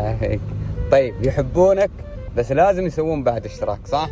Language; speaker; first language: Arabic; native; Arabic